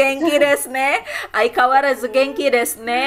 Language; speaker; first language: Japanese; non-native, fluent; Indonesian